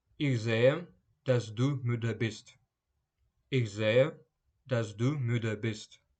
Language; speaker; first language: German; non-native, fluent; Ukrainian